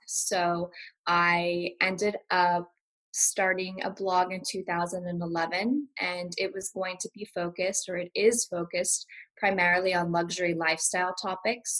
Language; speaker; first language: English; native; English